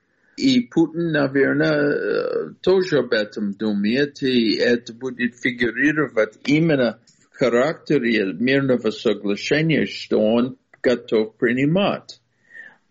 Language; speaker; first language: Russian; non-native, fluent; English